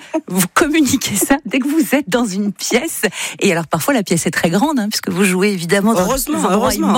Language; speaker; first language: French; native; French